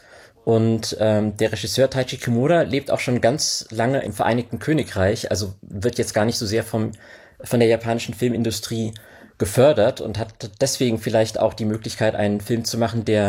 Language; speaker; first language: German; native; German